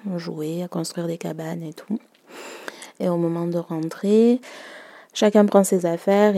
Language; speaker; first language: French; early bilingual, other home language; Malagasy